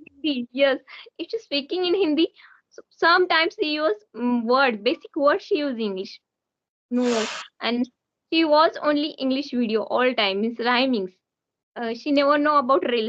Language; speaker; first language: English; non-native, learner; Hindi